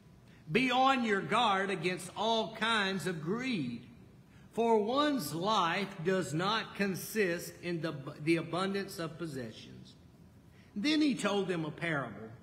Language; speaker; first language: English; native; English